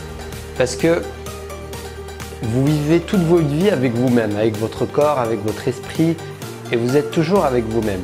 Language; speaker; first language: French; native; French